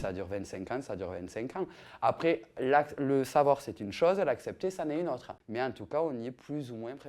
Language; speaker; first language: French; native; French